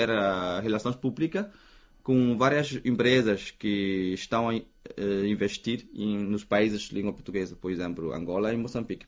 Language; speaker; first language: Portuguese; non-native, fluent; Chinese